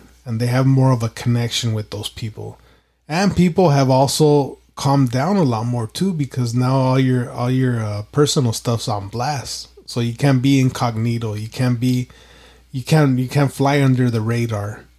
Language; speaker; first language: English; early bilingual, other home language; Spanish